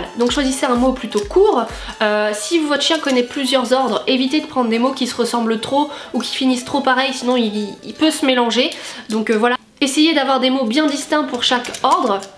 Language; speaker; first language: French; native; French